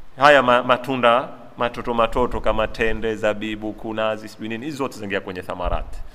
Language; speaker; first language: Swahili; native; Swahili